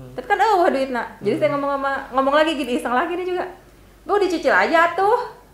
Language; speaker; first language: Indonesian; native; Indonesian